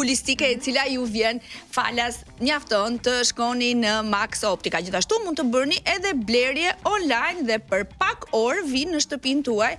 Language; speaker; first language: Albanian; native; Albanian